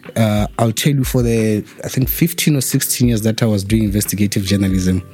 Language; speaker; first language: English; non-native, local second language; Tswana